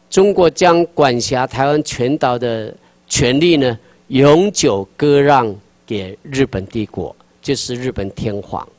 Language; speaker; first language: Chinese; non-native, local second language; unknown